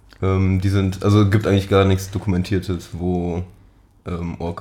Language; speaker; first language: German; native; German